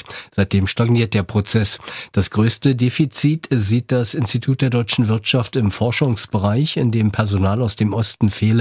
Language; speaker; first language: German; native; German